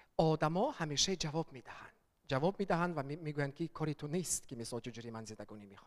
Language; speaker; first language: Persian; early bilingual, heritage; Persian